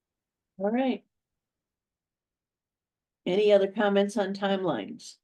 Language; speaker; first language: English; native; English